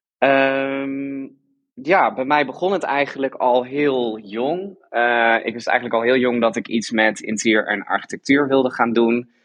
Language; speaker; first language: Dutch; native; Dutch